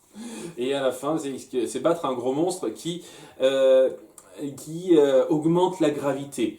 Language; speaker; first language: French; native; French